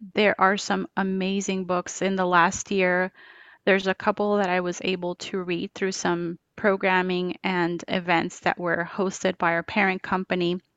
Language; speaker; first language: English; non-native, fluent; Spanish